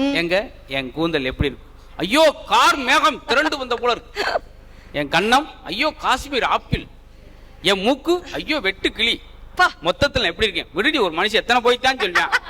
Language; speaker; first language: Tamil; native; Tamil